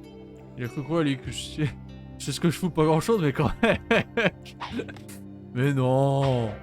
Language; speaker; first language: French; native; French